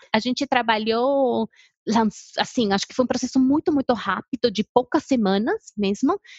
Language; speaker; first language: Portuguese; non-native, fluent; Spanish